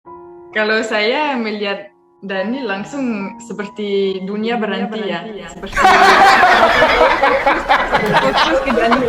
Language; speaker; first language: Indonesian; non-native, fluent; French